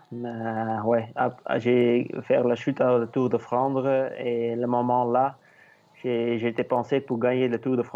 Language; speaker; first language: French; non-native, learner; Dutch